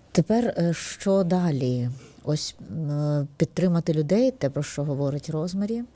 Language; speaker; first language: Ukrainian; native; Ukrainian